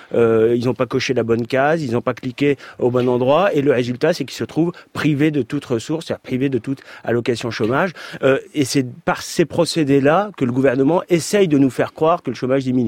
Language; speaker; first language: French; native; French